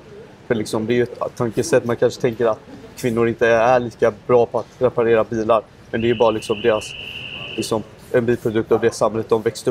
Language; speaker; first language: Swedish; native; Swedish